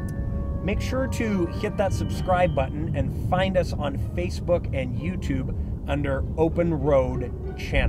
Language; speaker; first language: English; native; English